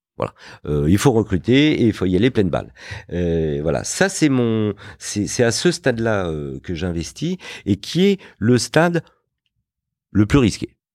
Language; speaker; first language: French; early bilingual, other home language; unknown